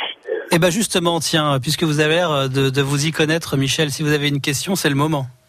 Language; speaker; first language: French; native; French